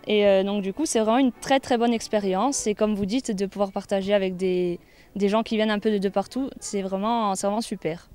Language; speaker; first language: French; native; French